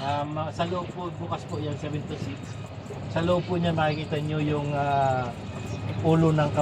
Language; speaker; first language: Filipino; native; Filipino